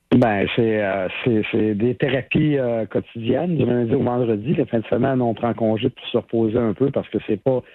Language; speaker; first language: French; native; French